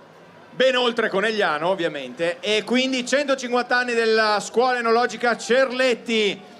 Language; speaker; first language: Italian; native; Italian